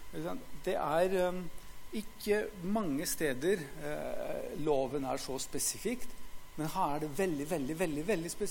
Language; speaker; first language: Norwegian; non-native, fluent; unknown